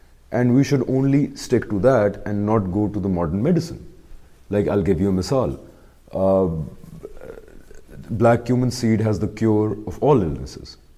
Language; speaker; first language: English; non-native, local second language; Urdu